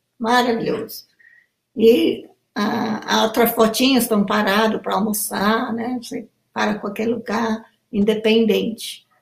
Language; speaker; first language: Portuguese; non-native, fluent; English